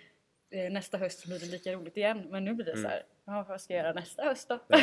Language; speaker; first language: Swedish; native; Swedish